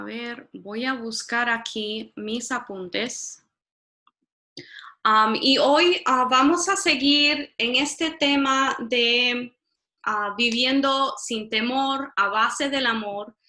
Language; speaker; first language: Spanish; non-native, fluent; English